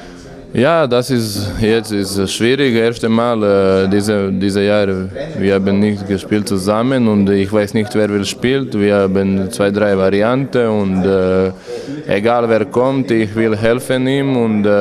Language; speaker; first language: German; non-native, learner; Croatian